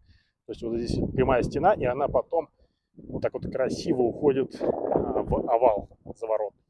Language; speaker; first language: Russian; native; Russian